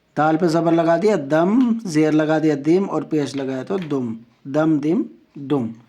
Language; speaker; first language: Urdu; native; Urdu